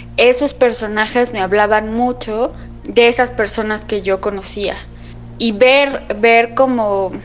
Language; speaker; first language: Spanish; native; Spanish